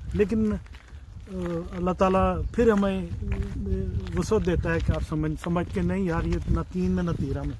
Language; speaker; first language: Urdu; native; Urdu